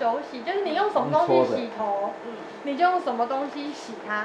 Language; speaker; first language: Chinese; native; Chinese